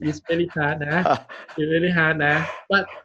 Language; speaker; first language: English; non-native, learner; Thai